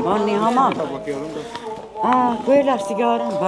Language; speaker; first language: Turkish; non-native, learner; Albanian